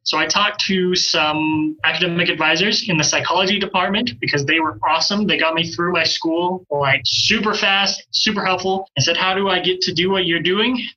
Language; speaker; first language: English; native; English